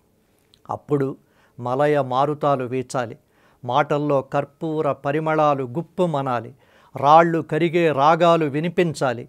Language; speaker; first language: Telugu; native; Telugu